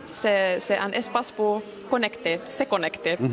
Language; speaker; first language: French; non-native, learner; Finnish